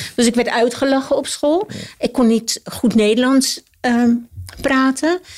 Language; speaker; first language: Dutch; early bilingual, other home language; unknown